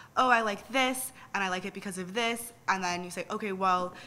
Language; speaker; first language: English; native; English